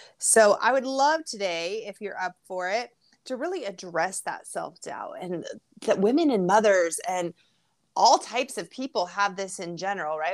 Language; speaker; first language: English; native; English